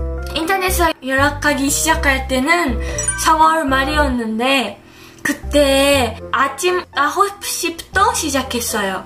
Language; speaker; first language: Korean; non-native, fluent; Japanese